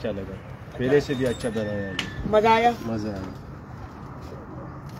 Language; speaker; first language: Hindi; non-native, local second language; Punjabi